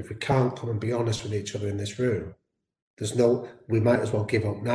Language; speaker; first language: English; native; English